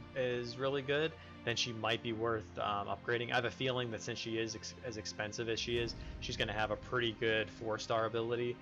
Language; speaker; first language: English; native; English